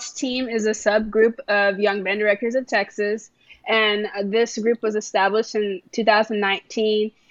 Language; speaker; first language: English; native; English